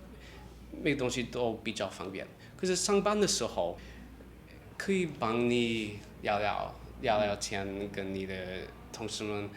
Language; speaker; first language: Chinese; non-native, learner; English